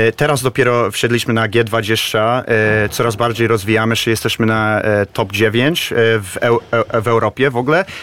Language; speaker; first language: Polish; early bilingual, heritage; Polish